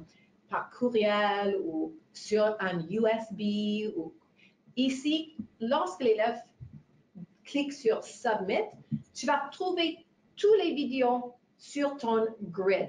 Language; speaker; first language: French; non-native, fluent; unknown